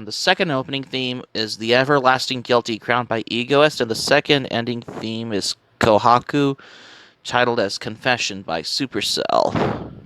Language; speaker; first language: English; native; English